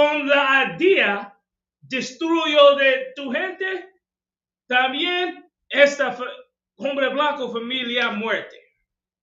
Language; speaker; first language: Spanish; non-native, learner; English